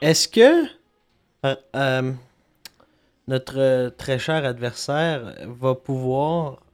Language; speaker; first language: French; native; French